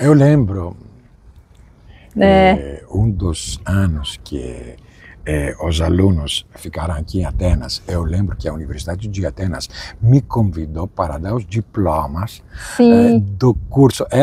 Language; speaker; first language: Portuguese; non-native, fluent; Greek